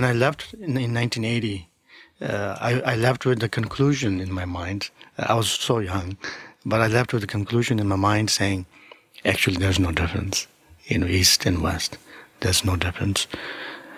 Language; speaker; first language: English; non-native, local second language; Tibetan